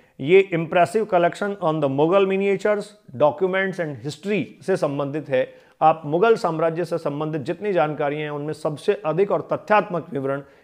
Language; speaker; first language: Hindi; native; Hindi